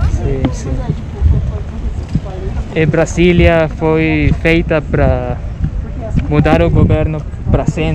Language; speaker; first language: Portuguese; non-native, fluent; Spanish